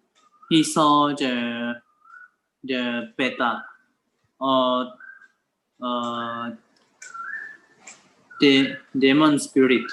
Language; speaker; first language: English; non-native, learner; Thai